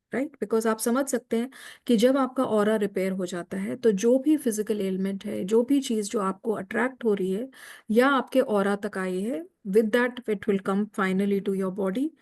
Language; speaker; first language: Hindi; native; Hindi